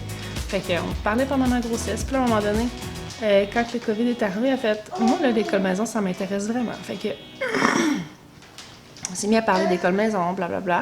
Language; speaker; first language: French; native; French